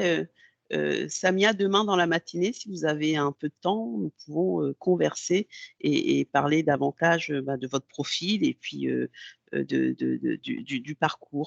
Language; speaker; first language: French; native; French